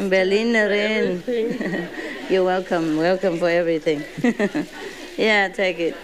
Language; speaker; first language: English; non-native, fluent; Vietnamese